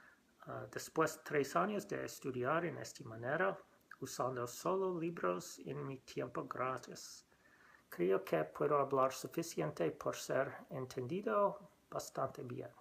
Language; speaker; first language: Spanish; non-native, learner; English